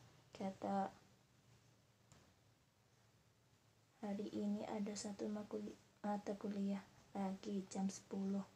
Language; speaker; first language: Indonesian; non-native, learner; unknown